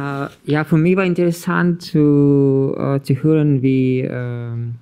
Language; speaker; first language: German; non-native, learner; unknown